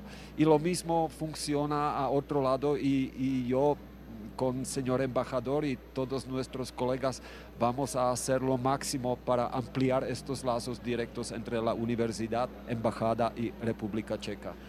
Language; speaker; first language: Spanish; non-native, fluent; Czech